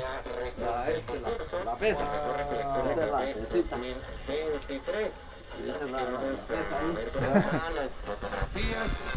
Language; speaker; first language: Spanish; native; Spanish